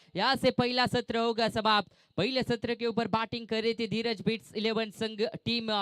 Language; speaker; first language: Hindi; non-native, local second language; Marathi